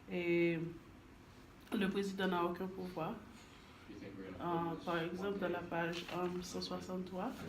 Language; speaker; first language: French; non-native, learner; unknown